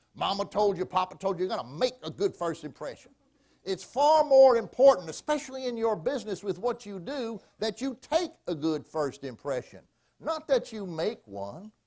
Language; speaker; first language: English; native; English